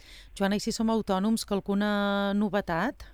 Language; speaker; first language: Catalan; native; Catalan